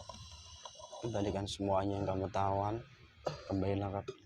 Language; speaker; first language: Indonesian; native; Indonesian